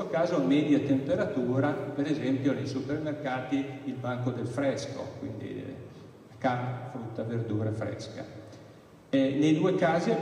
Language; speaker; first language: Italian; native; Italian